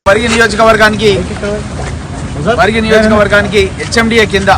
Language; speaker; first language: Telugu; native; Telugu